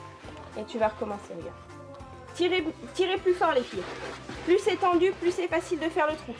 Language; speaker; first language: French; native; French